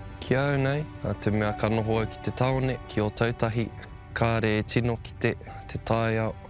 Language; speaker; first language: Māori; non-native, local second language; English